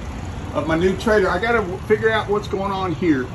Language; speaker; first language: English; native; English